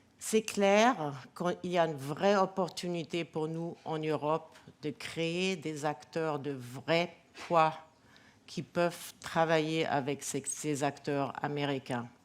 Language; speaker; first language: French; non-native, fluent; German